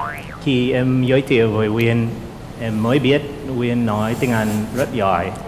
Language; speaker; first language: Vietnamese; non-native, fluent; English